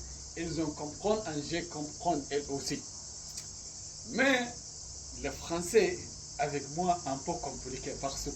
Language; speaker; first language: French; non-native, learner; Arabic